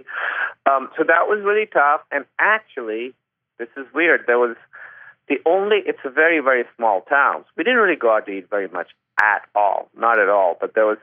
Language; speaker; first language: English; non-native, local second language; Urdu